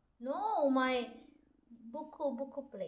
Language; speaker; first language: English; non-native, local second language; Cebuano